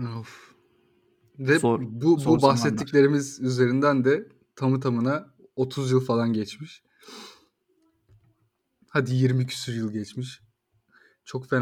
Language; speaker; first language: Turkish; native; Turkish